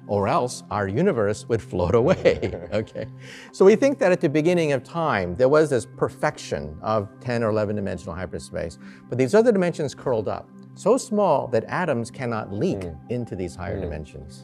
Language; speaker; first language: English; native; English